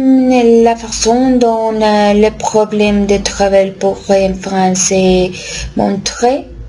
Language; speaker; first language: French; non-native, learner; Spanish